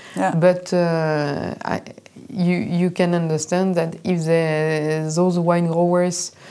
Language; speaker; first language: English; non-native, fluent; French